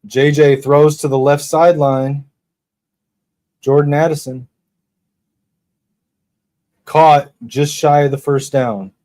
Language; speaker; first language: English; native; English